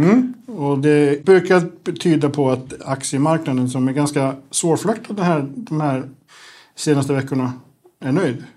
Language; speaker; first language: Swedish; native; Swedish